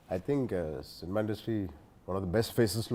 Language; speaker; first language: Telugu; native; Telugu